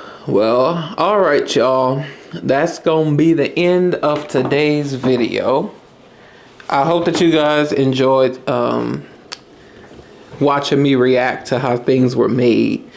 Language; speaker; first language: English; native; English